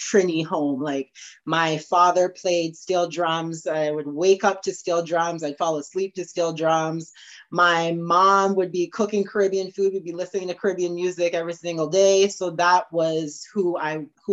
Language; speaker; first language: English; native; English